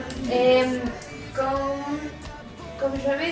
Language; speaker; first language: French; non-native, learner; Spanish